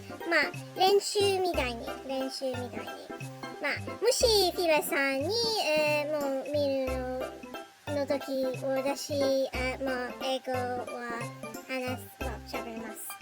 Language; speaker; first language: Japanese; non-native, learner; English